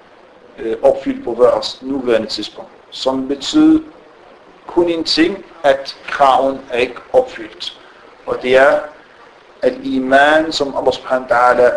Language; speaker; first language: Danish; non-native, fluent; Arabic